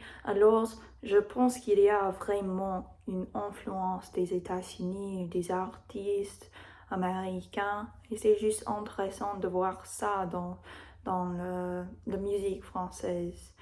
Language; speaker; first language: French; non-native, learner; English